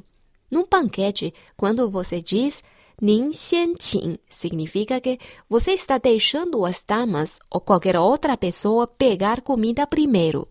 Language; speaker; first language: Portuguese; non-native, fluent; Chinese